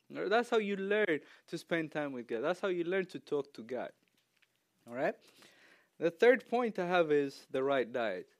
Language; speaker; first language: English; non-native, fluent; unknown